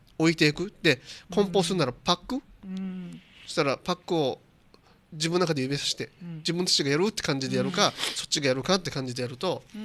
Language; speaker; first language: Japanese; native; Japanese